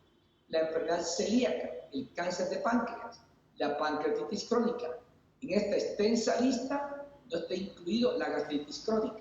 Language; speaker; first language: Spanish; native; Spanish